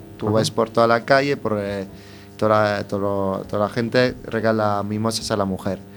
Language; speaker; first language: Spanish; non-native, fluent; Italian